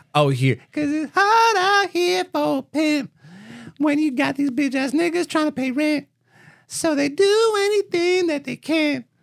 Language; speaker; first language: English; native; English